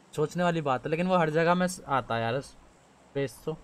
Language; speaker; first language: Hindi; native; Hindi